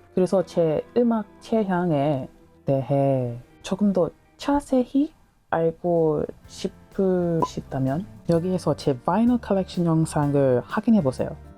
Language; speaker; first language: Korean; non-native, learner; English